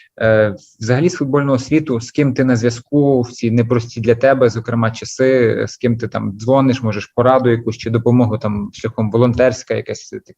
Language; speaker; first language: Ukrainian; native; Ukrainian